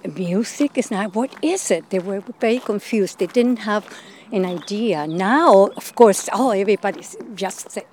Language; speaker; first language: English; non-native, fluent; Spanish